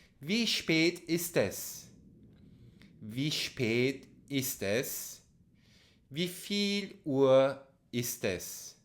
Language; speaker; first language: German; non-native, fluent; Turkish